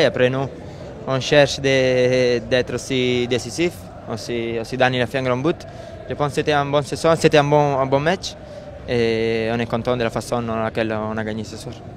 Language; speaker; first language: French; non-native, fluent; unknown